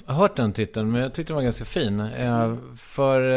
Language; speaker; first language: Swedish; native; Swedish